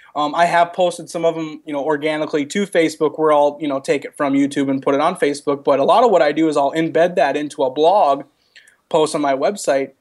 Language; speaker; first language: English; native; English